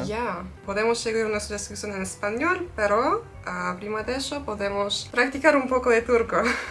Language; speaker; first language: Spanish; non-native, fluent; Turkish